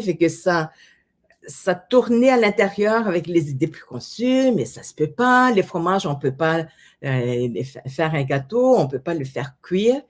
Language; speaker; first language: French; non-native, fluent; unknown